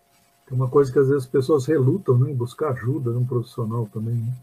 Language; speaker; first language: Portuguese; native; Portuguese